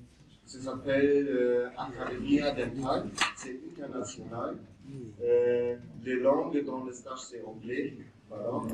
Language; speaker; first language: French; non-native, learner; German